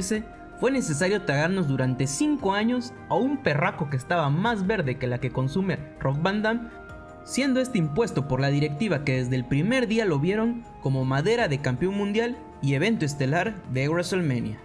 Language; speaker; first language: Spanish; native; Spanish